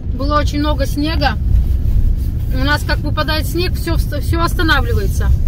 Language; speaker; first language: Russian; native; Russian